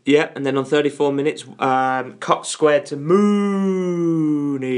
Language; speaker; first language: English; native; English